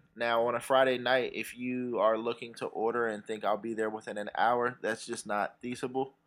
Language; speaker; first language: English; native; English